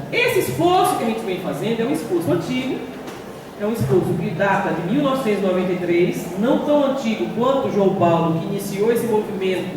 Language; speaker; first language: Portuguese; native; Portuguese